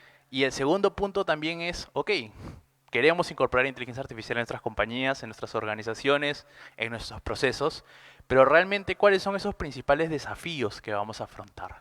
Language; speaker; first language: Spanish; native; Spanish